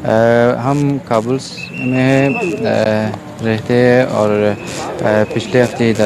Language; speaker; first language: Hindi; non-native, fluent; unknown